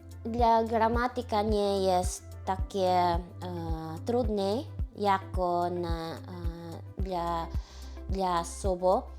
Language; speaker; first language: Polish; non-native, learner; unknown